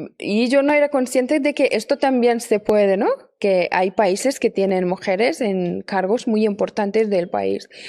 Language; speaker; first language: Spanish; non-native, fluent; Persian